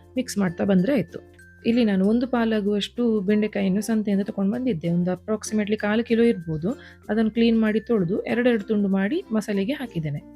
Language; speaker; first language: Kannada; non-native, local second language; Konkani